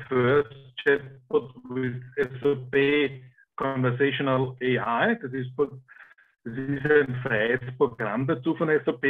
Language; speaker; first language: German; native; German